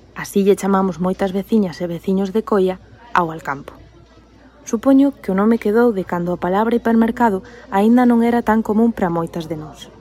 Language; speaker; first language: Galician; native; Galician